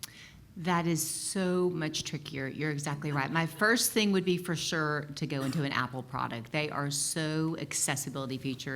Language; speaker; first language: English; native; English